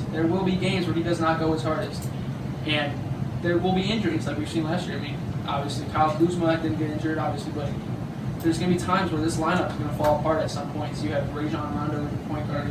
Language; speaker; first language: English; native; English